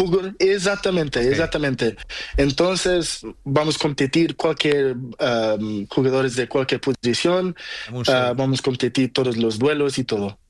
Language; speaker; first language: Spanish; non-native, learner; Portuguese